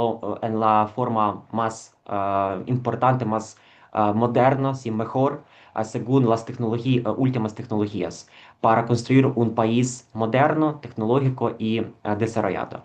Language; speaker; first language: Spanish; non-native, fluent; Ukrainian